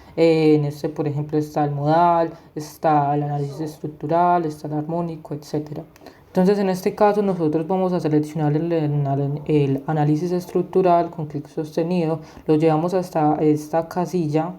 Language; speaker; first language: Spanish; native; Spanish